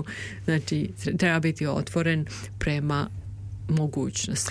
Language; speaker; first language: Serbian; native; Serbian